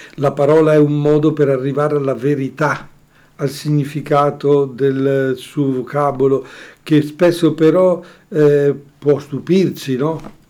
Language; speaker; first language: Italian; native; Italian